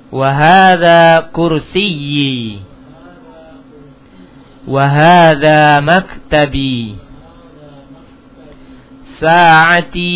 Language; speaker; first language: Arabic; non-native, fluent; Indonesian